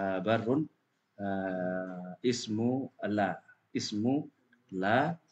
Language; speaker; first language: Arabic; non-native, fluent; Indonesian